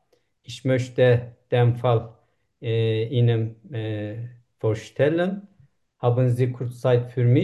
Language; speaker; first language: German; non-native, learner; Turkish